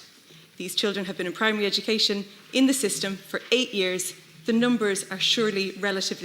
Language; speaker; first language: English; native; English